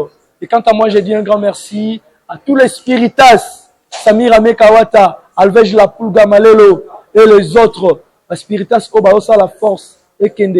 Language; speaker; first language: French; non-native, local second language; Lingala